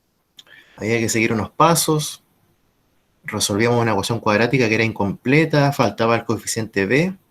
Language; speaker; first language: Spanish; native; Spanish